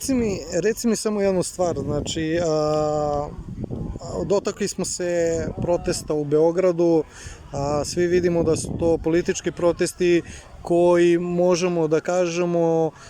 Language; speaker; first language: Bosnian; native; Bosnian